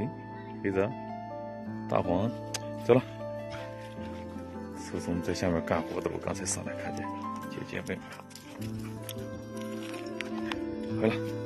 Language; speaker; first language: Chinese; native; Chinese